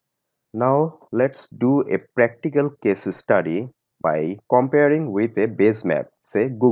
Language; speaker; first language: English; non-native, local second language; Bangla